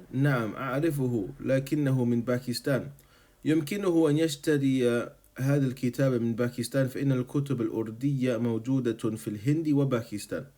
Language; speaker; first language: Arabic; non-native, fluent; English